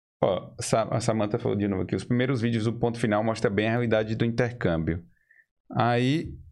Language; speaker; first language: Portuguese; native; Portuguese